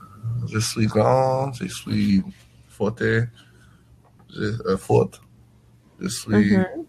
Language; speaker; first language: French; non-native, learner; English